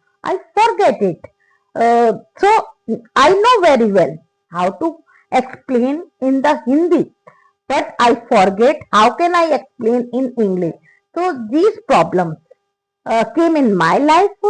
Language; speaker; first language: English; non-native, learner; Hindi